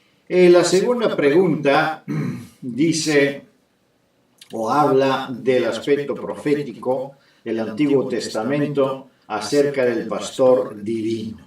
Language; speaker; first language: Spanish; non-native, fluent; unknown